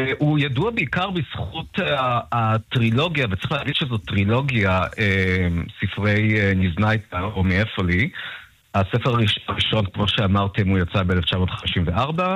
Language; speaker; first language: Hebrew; early bilingual, other home language; Russian